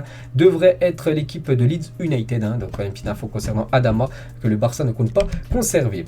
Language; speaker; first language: French; native; French